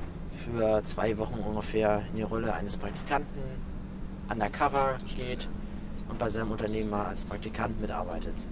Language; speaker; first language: German; native; German